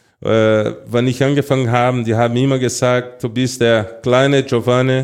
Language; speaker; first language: German; non-native, fluent; Portuguese